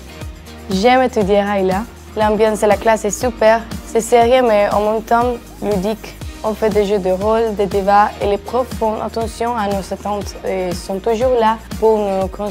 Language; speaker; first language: French; non-native, learner; Spanish